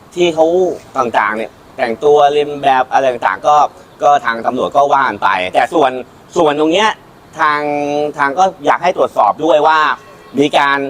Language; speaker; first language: Thai; native; Thai